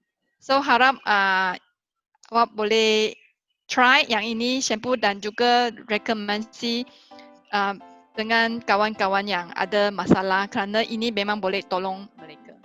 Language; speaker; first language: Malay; non-native, local second language; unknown